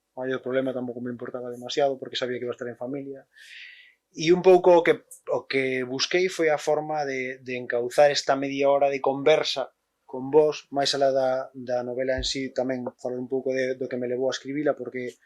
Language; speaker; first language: Galician; native; Galician